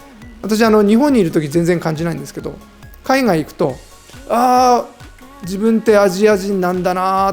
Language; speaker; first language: Japanese; native; Japanese